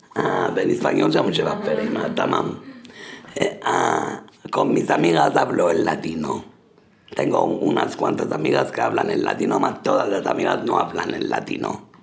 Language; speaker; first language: Spanish; early bilingual, heritage; Spanish